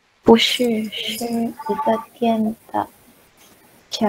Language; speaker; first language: Chinese; non-native, learner; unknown